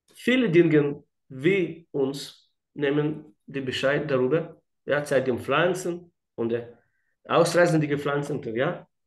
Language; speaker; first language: German; non-native, fluent; Russian